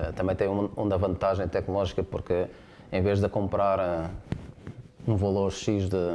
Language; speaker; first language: Spanish; non-native, learner; Portuguese